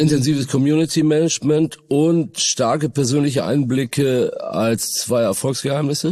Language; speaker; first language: German; native; German